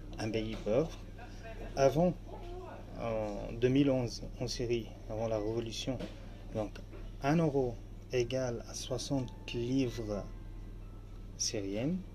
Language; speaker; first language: French; non-native, fluent; Arabic